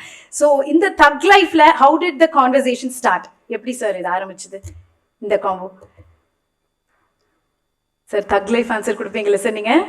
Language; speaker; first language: Tamil; native; Tamil